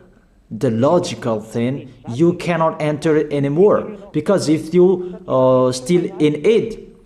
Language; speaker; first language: English; non-native, fluent; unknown